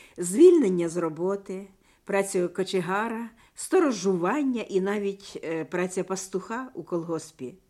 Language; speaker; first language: Ukrainian; native; Ukrainian